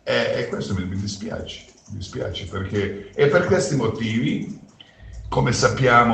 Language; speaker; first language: Italian; non-native, fluent; Croatian